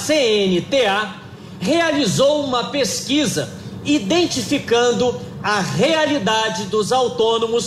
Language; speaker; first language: Portuguese; native; Portuguese